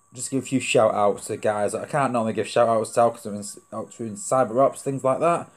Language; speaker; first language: English; native; English